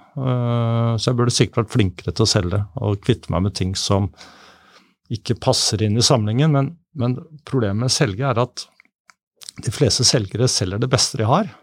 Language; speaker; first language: Norwegian; native; Norwegian